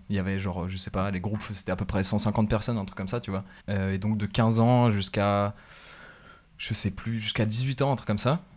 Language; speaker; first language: French; native; French